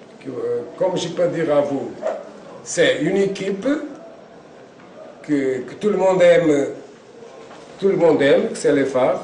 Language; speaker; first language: French; non-native, fluent; Portuguese